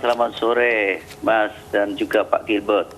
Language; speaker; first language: Indonesian; native; Indonesian